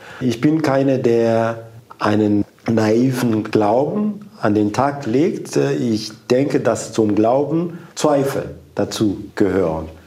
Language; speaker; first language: German; non-native, fluent; Lingala